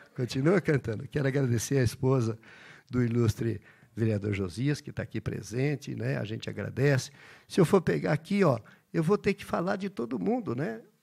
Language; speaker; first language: Portuguese; early bilingual, other home language; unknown